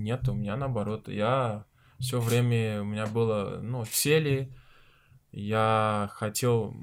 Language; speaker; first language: Russian; non-native, learner; Portuguese